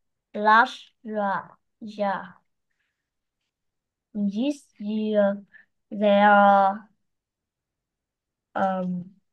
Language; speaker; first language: English; non-native, learner; Vietnamese